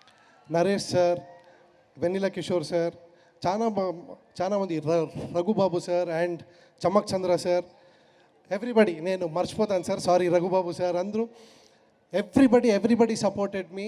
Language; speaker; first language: Telugu; non-native, learner; Kannada